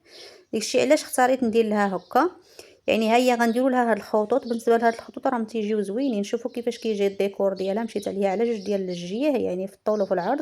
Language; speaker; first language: Arabic; native; Arabic